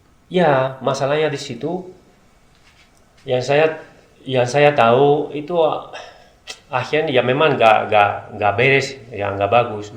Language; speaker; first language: Indonesian; non-native, learner; Spanish